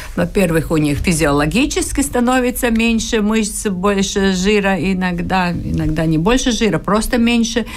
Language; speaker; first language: Russian; non-native, local second language; Latvian